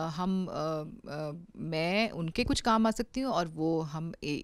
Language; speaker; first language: Hindi; native; Hindi